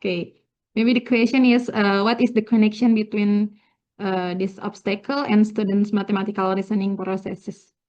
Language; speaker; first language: English; non-native, learner; Indonesian